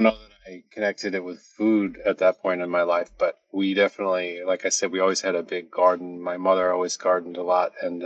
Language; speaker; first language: English; native; English